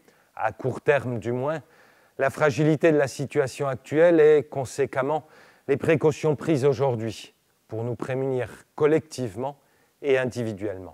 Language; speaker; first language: French; native; French